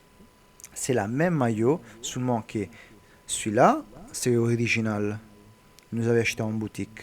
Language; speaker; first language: French; non-native, learner; Italian